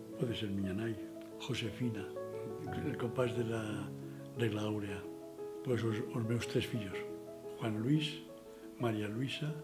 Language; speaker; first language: Galician; non-native, local second language; Spanish